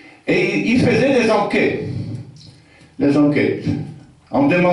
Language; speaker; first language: French; non-native, fluent; Polish